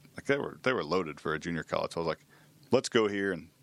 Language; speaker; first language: English; native; English